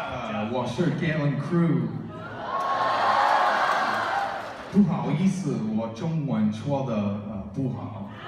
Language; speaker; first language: Chinese; non-native, learner; English